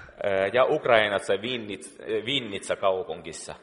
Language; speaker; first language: Finnish; non-native, fluent; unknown